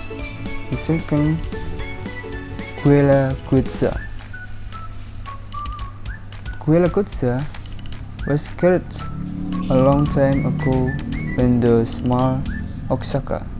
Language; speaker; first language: English; non-native, learner; Indonesian